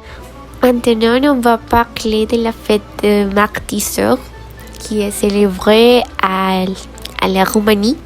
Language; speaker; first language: French; non-native, learner; Spanish